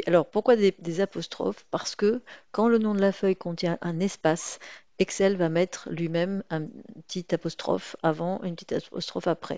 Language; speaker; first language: French; native; French